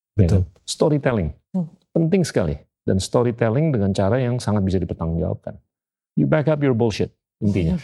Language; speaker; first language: Indonesian; native; Indonesian